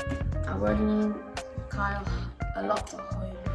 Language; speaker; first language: Welsh; non-native, learner; Spanish